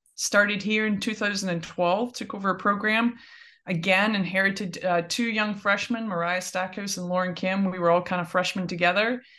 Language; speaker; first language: English; native; English